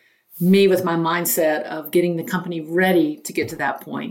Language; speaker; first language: English; native; English